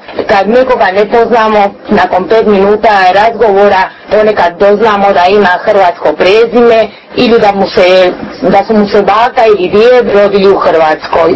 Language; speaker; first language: Croatian; early bilingual, heritage; Croatian